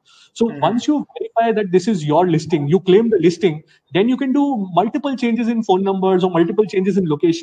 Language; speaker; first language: English; non-native, local second language; Hindi